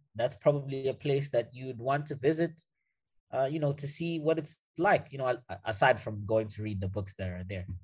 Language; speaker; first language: English; non-native, fluent; Portuguese